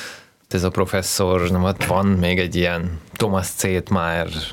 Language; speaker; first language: Hungarian; non-native, learner; Russian